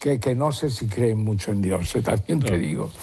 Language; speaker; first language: Spanish; native; Spanish